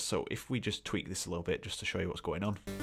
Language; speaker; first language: English; native; English